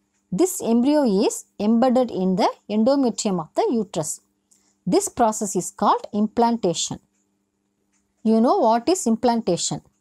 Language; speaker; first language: English; non-native, local second language; Tamil